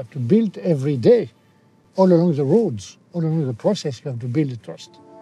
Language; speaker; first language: English; non-native, fluent; French